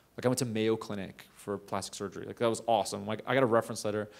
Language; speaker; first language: English; native; English